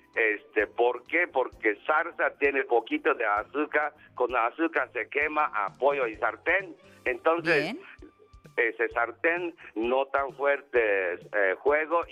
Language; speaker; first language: Spanish; non-native, learner; Japanese